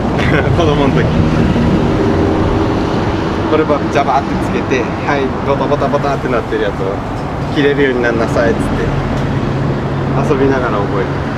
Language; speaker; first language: Japanese; native; Japanese